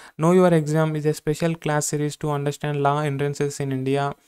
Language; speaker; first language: English; non-native, local second language; Telugu